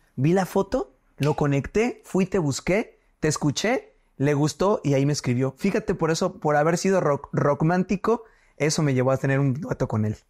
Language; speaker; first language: Spanish; native; Spanish